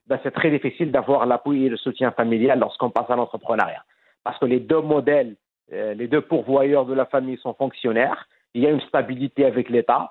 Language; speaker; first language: French; non-native, fluent; Arabic